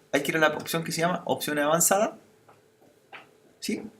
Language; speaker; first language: Spanish; native; Spanish